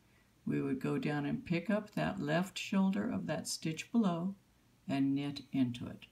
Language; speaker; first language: English; native; English